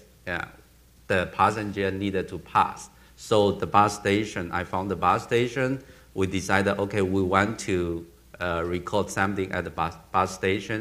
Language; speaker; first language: English; non-native, learner; Chinese